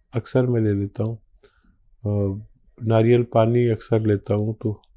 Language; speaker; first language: Hindi; native; Hindi